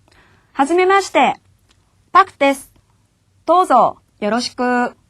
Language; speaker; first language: Japanese; non-native, fluent; Korean